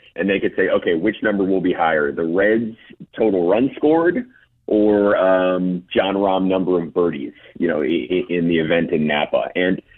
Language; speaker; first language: English; native; English